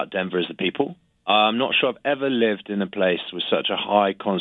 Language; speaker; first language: English; native; English